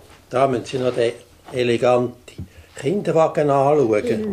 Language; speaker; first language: German; native; German